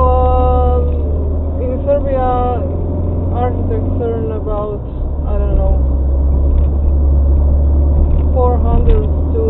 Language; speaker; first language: English; non-native, fluent; Croatian